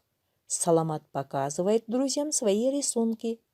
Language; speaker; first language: Russian; non-native, local second language; Kyrgyz